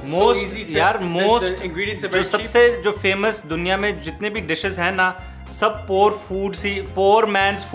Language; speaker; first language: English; non-native, local second language; Urdu